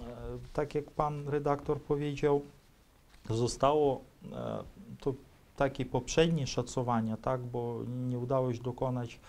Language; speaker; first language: Polish; non-native, fluent; Ukrainian